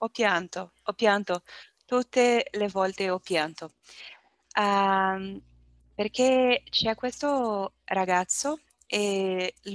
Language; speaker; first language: Italian; non-native, learner; Portuguese